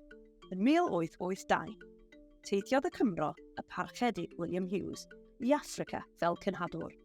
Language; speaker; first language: Welsh; native; Welsh